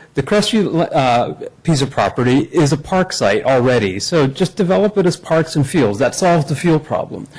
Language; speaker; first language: English; native; English